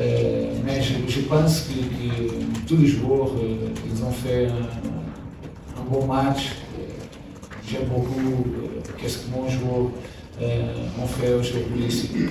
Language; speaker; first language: French; non-native, learner; Portuguese